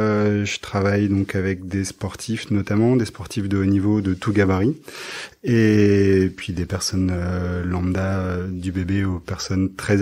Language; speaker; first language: French; native; French